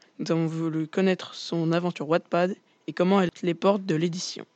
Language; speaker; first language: French; native; French